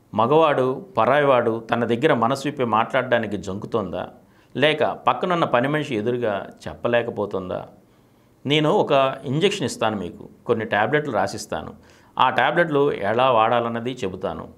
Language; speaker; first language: Telugu; native; Telugu